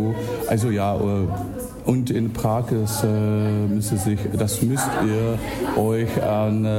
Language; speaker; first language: German; non-native, fluent; Czech